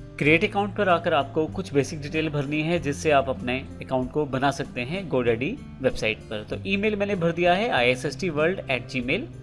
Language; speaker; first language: Hindi; native; Hindi